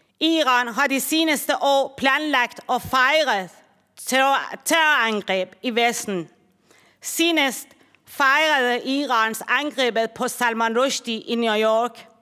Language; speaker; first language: Danish; non-native, fluent; Persian